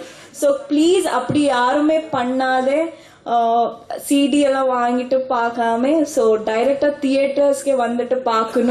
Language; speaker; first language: Tamil; non-native, local second language; Kannada